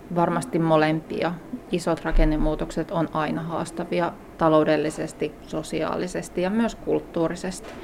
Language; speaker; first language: Finnish; native; Finnish